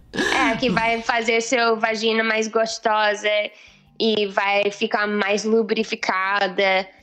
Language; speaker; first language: Portuguese; non-native, fluent; English